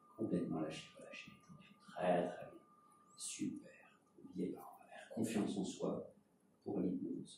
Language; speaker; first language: French; native; French